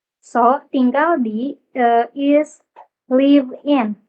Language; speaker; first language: English; non-native, learner; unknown